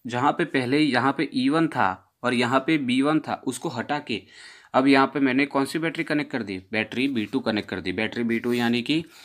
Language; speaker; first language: Hindi; non-native, local second language; Gujarati